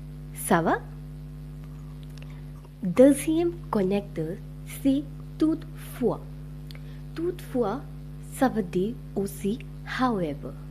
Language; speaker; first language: French; non-native, learner; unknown